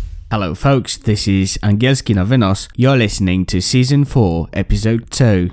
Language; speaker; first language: English; non-native, fluent; Polish